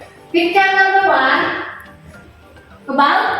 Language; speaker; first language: English; non-native, fluent; Indonesian